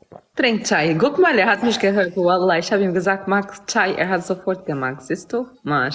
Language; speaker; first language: German; non-native, learner; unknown